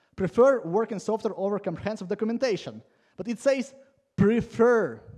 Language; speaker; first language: English; non-native, fluent; Latvian